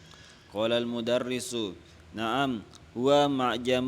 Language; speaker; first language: Arabic; non-native, learner; Indonesian